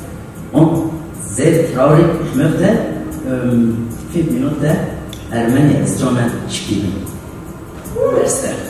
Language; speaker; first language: German; non-native, learner; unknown